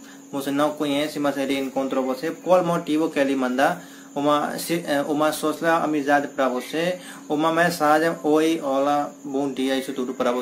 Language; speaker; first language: Portuguese; non-native, learner; Hindi